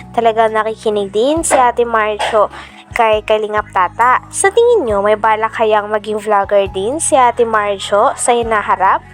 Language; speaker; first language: Filipino; native; Filipino